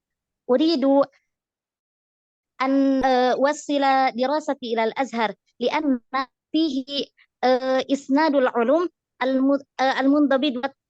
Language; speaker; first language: Arabic; non-native, learner; Sundanese